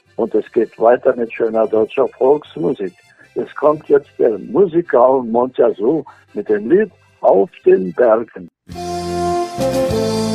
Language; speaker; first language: German; early bilingual, heritage; Portuguese